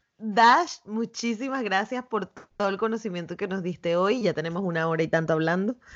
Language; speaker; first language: Spanish; native; Spanish